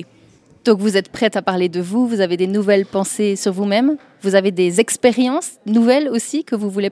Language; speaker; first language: French; native; French